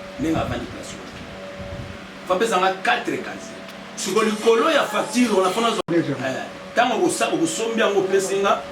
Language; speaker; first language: Lingala; native; Lingala